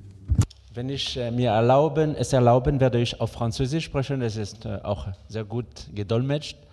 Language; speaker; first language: German; non-native, fluent; French